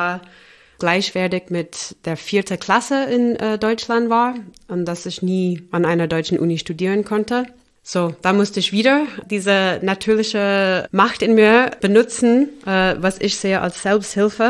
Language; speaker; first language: German; non-native, fluent; English